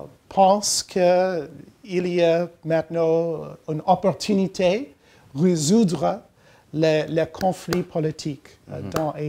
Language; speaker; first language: French; non-native, learner; English